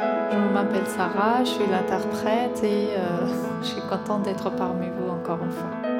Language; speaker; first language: French; non-native, fluent; Kurdish